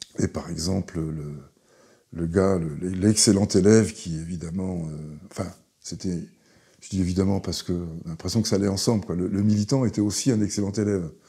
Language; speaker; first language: French; early bilingual, other home language; Hebrew